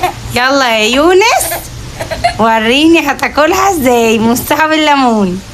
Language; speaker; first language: Arabic; native; Arabic